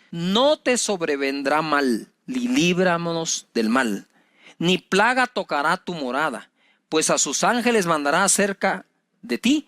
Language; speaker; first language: Spanish; native; Spanish